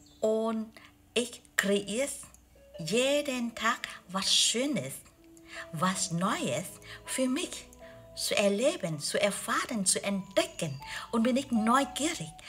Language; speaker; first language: German; non-native, learner; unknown